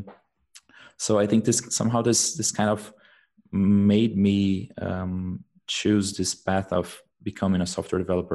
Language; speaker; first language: English; non-native, fluent; Portuguese